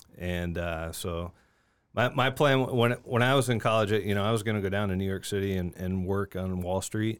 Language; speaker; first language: English; native; English